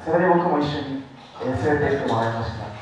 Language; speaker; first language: Japanese; non-native, fluent; Indonesian